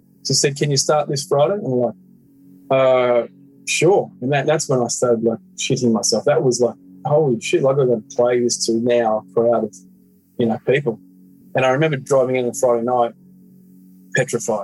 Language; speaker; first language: English; native; English